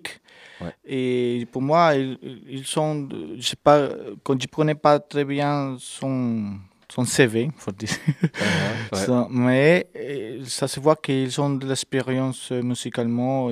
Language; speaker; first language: French; non-native, fluent; Spanish